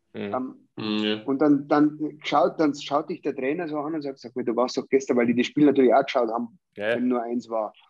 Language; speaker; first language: German; native; German